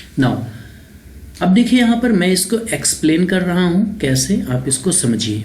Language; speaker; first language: Hindi; native; Hindi